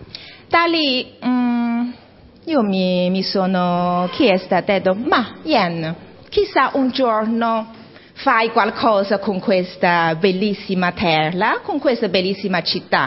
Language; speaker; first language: Italian; non-native, fluent; Chinese